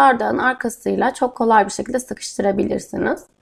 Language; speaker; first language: Turkish; native; Turkish